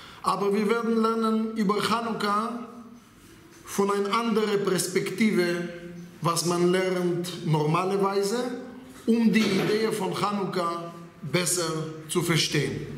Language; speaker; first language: German; non-native, fluent; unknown